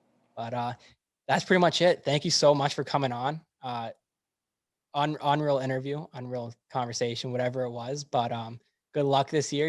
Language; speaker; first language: English; native; English